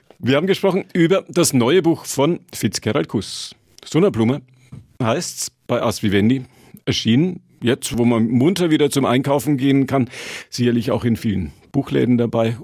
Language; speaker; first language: German; native; German